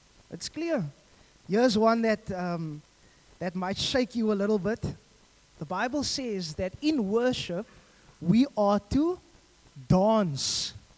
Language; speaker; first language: English; native; English